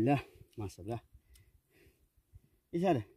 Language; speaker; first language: Arabic; non-native, learner; Indonesian